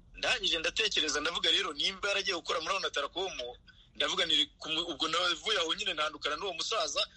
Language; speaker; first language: Kinyarwanda; native; Kinyarwanda